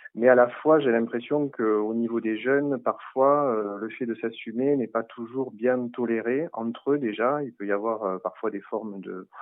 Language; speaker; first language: French; native; French